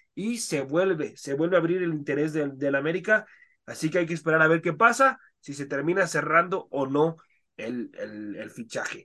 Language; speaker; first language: Spanish; native; Spanish